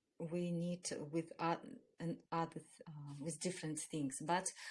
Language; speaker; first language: English; non-native, learner; Russian